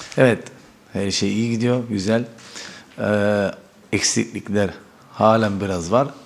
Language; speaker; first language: Turkish; early bilingual, heritage; Turkish